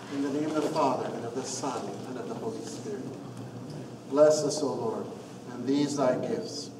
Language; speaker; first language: English; non-native, fluent; Arabic